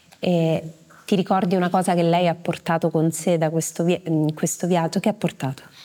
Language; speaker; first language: Italian; native; Italian